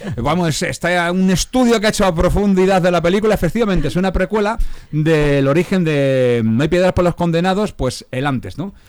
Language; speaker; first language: Spanish; native; Spanish